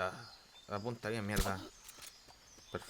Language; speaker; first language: Spanish; native; Spanish